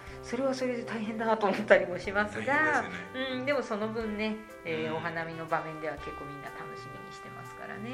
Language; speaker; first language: Japanese; native; Japanese